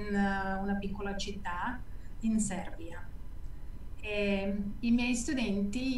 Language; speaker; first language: Italian; non-native, fluent; Serbian